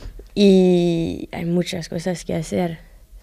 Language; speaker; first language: Spanish; non-native, learner; French